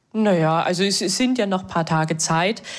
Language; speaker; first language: German; native; German